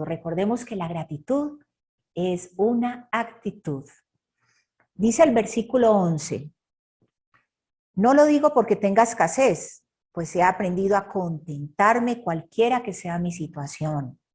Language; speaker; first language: Spanish; native; Spanish